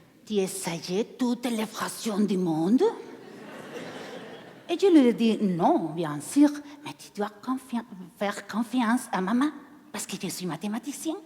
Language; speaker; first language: French; non-native, learner; Spanish